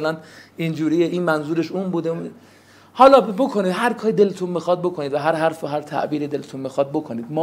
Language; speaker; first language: Persian; native; Persian